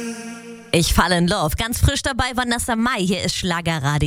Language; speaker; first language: German; native; German